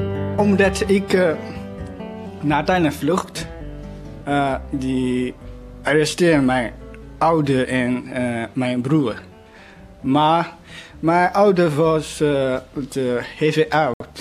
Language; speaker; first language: Dutch; non-native, learner; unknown